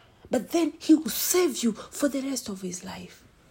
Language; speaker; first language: English; non-native, local second language; Swahili